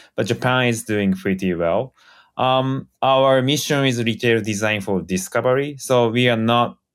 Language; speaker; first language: English; non-native, fluent; Japanese